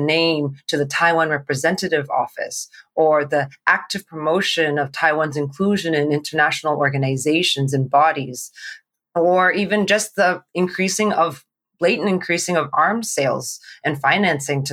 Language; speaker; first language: English; non-native, local second language; Cantonese